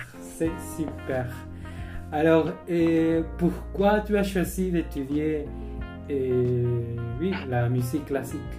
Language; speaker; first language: French; non-native, fluent; Spanish